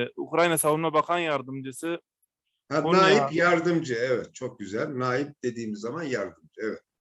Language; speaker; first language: Turkish; native; Turkish